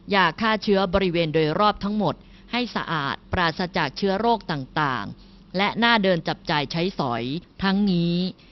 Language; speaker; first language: Thai; native; Thai